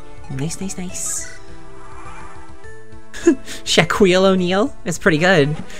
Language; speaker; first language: English; native; English